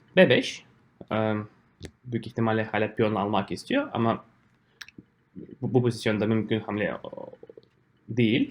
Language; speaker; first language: Turkish; non-native, fluent; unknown